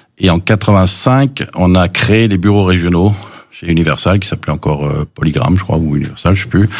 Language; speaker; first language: French; early bilingual, other home language; English